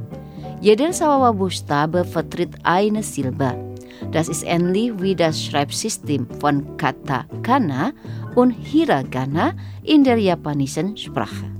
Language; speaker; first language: German; non-native, fluent; Indonesian